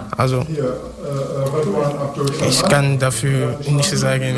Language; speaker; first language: German; non-native, learner; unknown